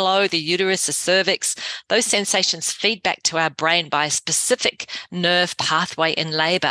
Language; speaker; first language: English; native; English